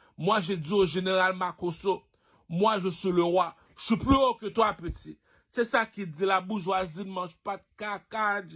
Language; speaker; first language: French; non-native, local second language; Haitian Creole